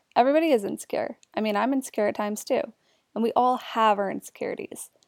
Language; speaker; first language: English; native; English